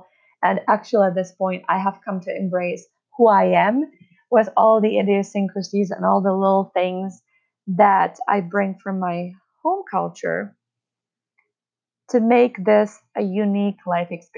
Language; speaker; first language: English; non-native, fluent; Czech